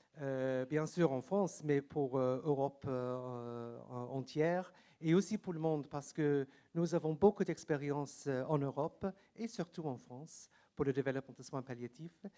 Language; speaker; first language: French; non-native, fluent; English